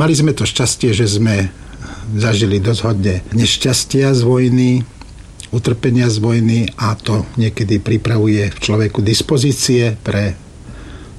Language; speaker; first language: Slovak; native; Slovak